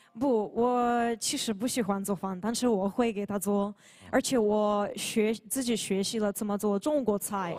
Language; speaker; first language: Chinese; non-native, learner; Ukrainian